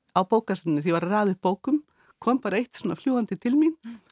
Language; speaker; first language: Icelandic; native; Icelandic